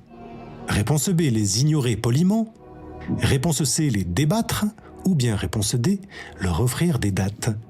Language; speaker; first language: French; native; French